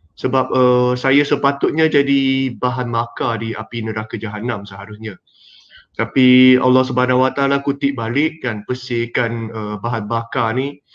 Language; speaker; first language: Malay; non-native, local second language; Chinese